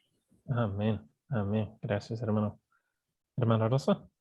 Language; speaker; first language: Spanish; non-native, fluent; English